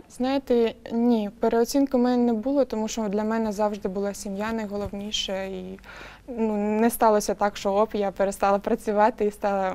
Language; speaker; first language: Ukrainian; non-native, local second language; Russian